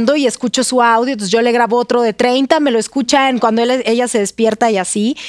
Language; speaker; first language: Spanish; non-native, fluent; Russian